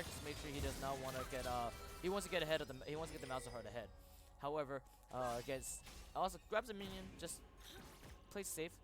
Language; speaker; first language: English; native; English